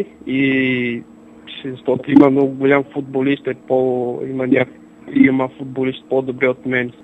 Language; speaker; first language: Bulgarian; non-native, learner; Portuguese